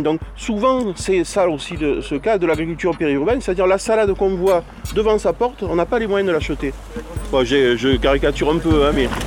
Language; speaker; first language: French; native; French